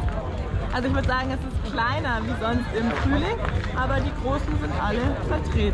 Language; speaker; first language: German; native; German